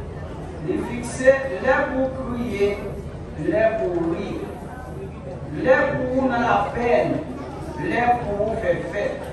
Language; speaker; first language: French; non-native, local second language; Haitian Creole